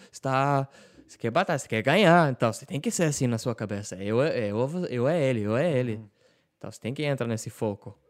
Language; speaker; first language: Portuguese; non-native, learner; English